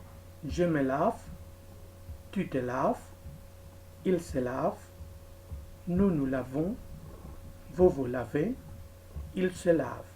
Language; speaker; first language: French; non-native, fluent; Spanish